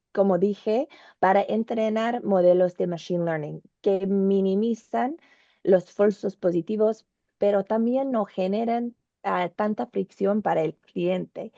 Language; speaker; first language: Spanish; non-native, learner; English